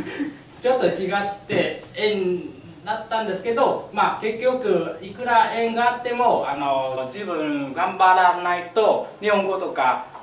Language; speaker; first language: Japanese; non-native, fluent; Vietnamese